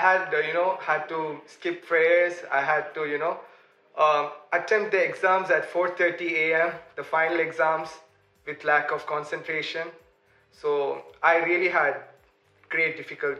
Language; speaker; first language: English; non-native, local second language; Tamil